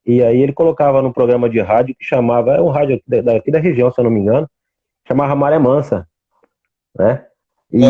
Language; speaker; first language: Portuguese; native; Portuguese